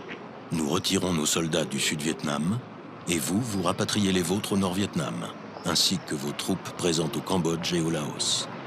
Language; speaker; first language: French; native; French